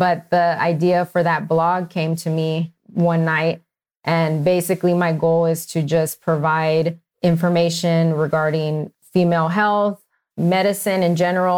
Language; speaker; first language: English; native; English